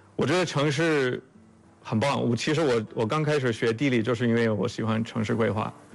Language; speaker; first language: Chinese; non-native, fluent; English